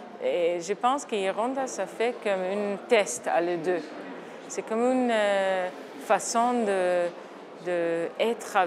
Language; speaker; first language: French; non-native, fluent; Hebrew